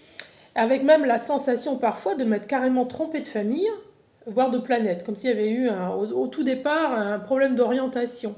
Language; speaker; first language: French; native; French